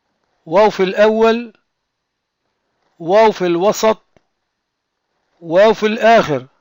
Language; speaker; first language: Arabic; non-native, fluent; French